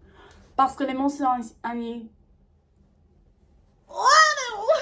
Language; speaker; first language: French; non-native, learner; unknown